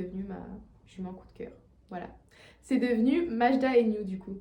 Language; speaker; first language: French; native; French